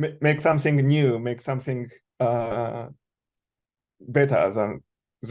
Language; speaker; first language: English; non-native, learner; Japanese